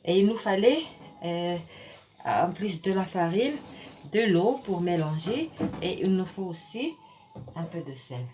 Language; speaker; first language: French; non-native, local second language; Arabic